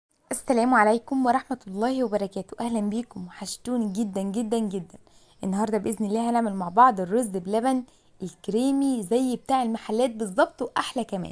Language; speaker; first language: Arabic; native; Arabic